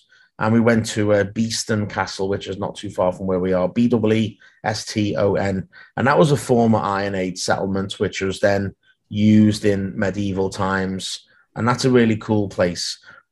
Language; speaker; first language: English; native; English